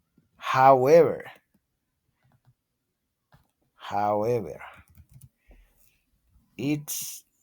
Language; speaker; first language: English; non-native, learner; Spanish